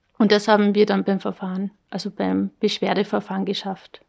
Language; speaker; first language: German; native; German